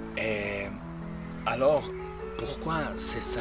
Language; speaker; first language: French; non-native, local second language; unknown